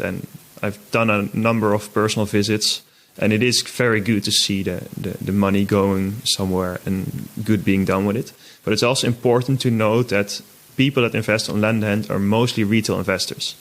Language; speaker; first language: English; non-native, fluent; Dutch